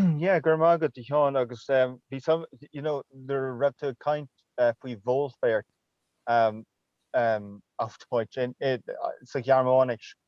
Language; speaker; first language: Irish; non-native, local second language; English